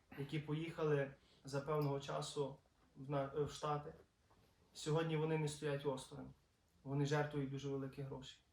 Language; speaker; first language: Ukrainian; native; Ukrainian